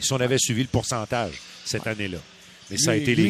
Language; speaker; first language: French; native; French